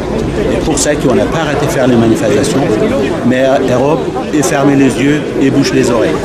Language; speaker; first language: French; non-native, learner; Kurdish